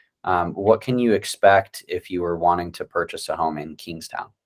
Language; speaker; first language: English; native; English